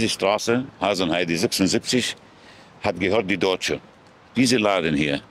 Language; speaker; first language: German; non-native, fluent; Arabic